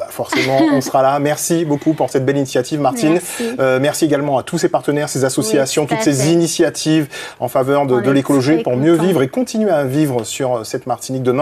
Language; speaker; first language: French; native; French